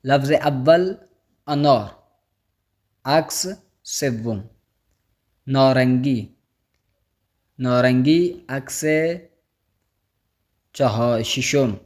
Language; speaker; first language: Persian; non-native, fluent; Urdu